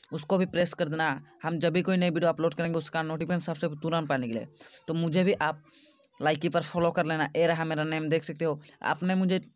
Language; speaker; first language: Hindi; non-native, local second language; Odia